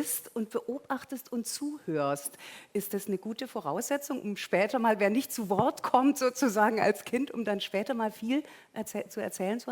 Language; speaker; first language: German; native; German